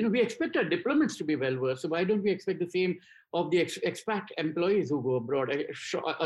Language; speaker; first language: English; non-native, local second language; Gujarati